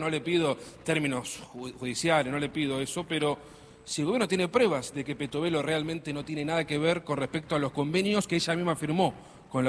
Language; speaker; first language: Spanish; native; Spanish